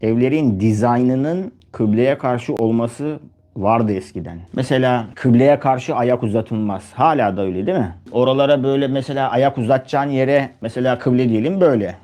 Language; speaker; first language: Turkish; native; Turkish